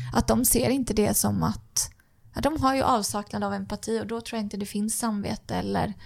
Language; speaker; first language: Swedish; native; Swedish